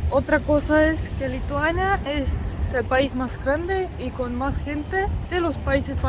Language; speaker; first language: Spanish; non-native, fluent; Estonian